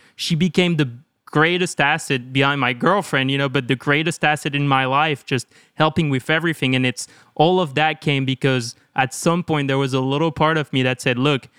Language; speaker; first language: English; non-native, fluent; French